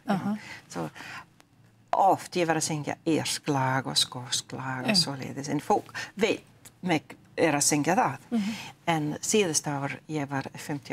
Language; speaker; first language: Icelandic; non-native, learner; English